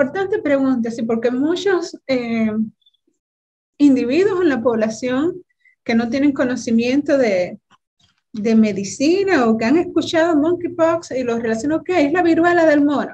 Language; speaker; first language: Spanish; native; Spanish